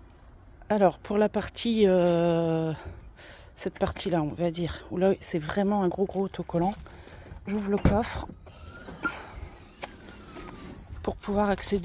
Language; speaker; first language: French; native; French